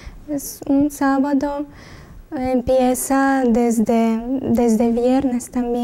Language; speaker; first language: Spanish; non-native, learner; Russian